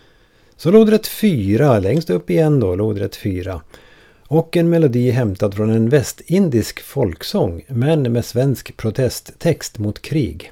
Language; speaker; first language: Swedish; native; Swedish